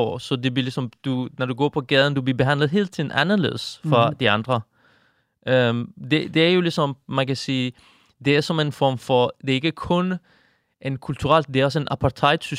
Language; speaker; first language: Danish; non-native, fluent; Persian